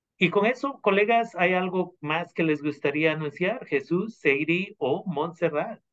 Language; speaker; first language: Spanish; native; Spanish